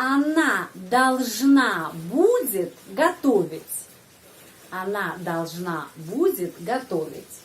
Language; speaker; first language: Russian; non-native, fluent; Indonesian